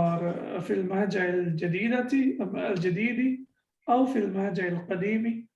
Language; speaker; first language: Arabic; non-native, fluent; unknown